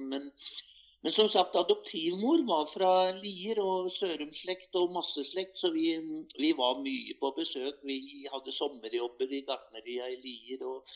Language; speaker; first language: Norwegian; native; Norwegian